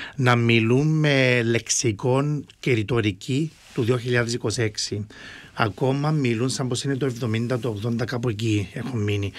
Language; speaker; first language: Greek; early bilingual, heritage; Greek